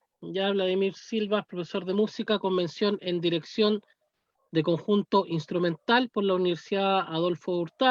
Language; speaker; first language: Spanish; native; Spanish